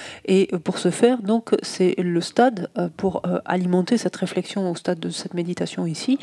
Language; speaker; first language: French; native; French